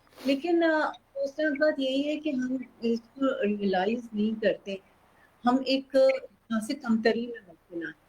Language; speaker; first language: Urdu; native; Urdu